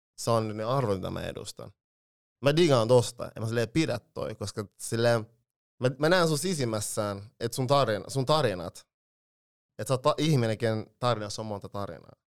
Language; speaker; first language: Finnish; early bilingual, other home language; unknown